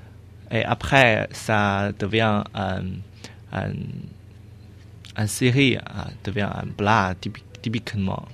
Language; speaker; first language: French; non-native, learner; Chinese